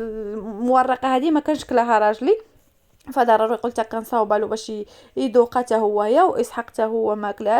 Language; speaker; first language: Arabic; native; Arabic